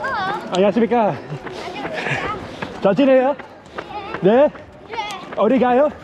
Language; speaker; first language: Korean; non-native, learner; Dutch